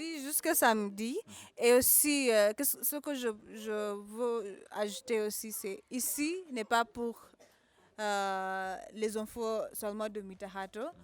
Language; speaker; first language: French; non-native, fluent; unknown